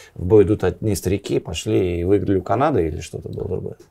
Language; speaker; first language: Russian; native; Russian